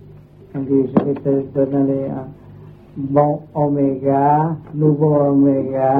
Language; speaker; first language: French; non-native, learner; Vietnamese